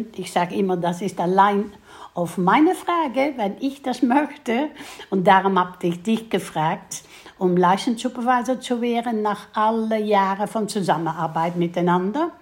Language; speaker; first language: German; non-native, fluent; Dutch